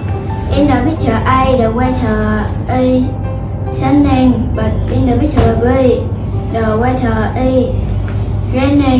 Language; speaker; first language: English; non-native, learner; Vietnamese